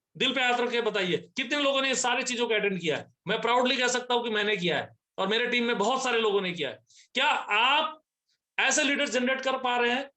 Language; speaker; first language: Hindi; non-native, local second language; Nepali